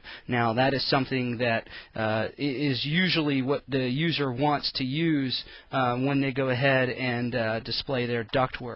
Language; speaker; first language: English; native; English